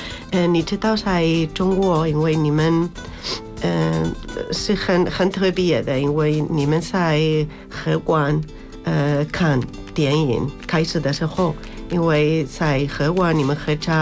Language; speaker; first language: Chinese; non-native, fluent; Spanish